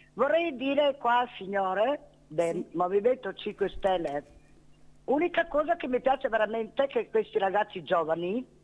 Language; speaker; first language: Italian; non-native, fluent; Bosnian